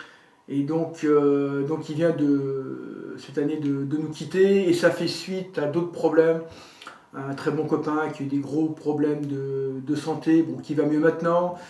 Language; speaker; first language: French; native; French